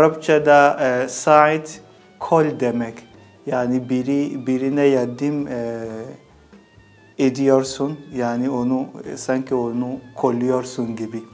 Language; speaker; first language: Turkish; non-native, fluent; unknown